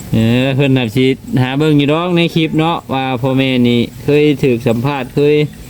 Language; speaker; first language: Thai; native; Thai